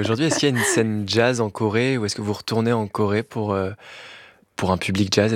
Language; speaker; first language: French; native; French